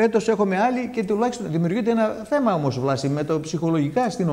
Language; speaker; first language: Greek; native; Greek